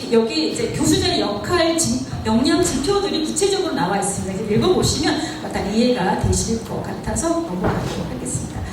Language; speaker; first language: Korean; native; Korean